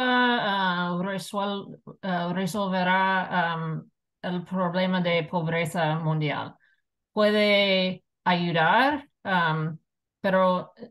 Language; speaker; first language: Spanish; non-native, fluent; English